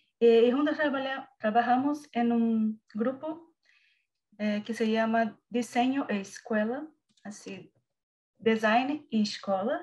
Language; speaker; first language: Spanish; non-native, learner; Portuguese